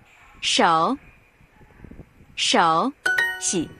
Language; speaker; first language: Chinese; non-native, learner; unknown